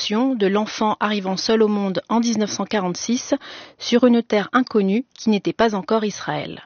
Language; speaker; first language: French; native; French